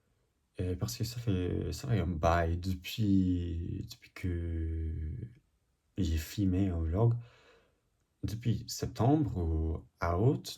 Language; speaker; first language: French; non-native, learner; English